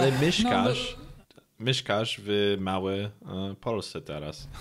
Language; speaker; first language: Polish; non-native, learner; English